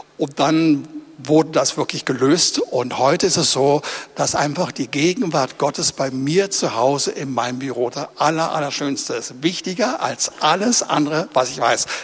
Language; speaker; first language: German; native; German